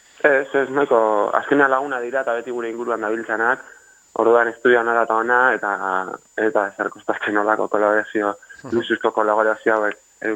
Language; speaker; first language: Basque; native; Basque